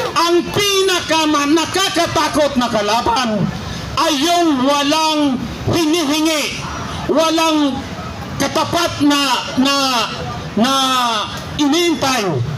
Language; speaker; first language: Filipino; non-native, local second language; Cebuano